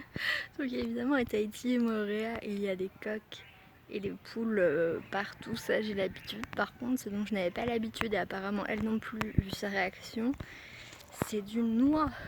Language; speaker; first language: French; native; French